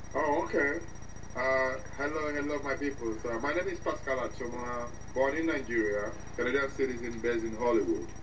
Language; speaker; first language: English; non-native, local second language; Igbo